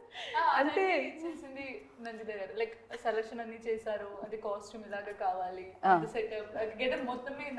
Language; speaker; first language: Telugu; non-native, learner; Malayalam